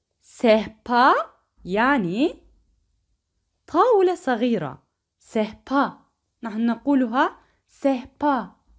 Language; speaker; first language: Arabic; non-native, fluent; Turkish